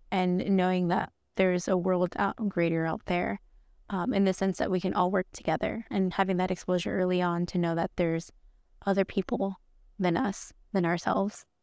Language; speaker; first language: English; early bilingual, other home language; Spanish